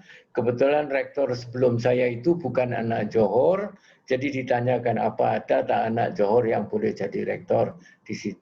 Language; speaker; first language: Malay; non-native, local second language; Javanese